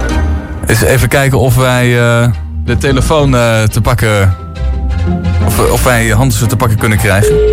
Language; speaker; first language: Dutch; native; Dutch